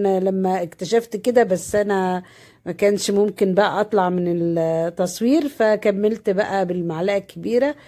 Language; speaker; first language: Arabic; native; Arabic